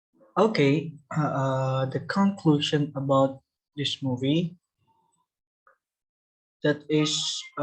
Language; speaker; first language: English; non-native, learner; Indonesian